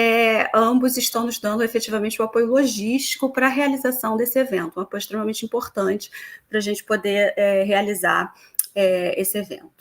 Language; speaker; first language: Portuguese; native; Portuguese